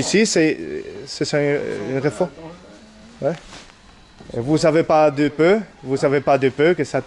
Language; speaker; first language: French; non-native, learner; Spanish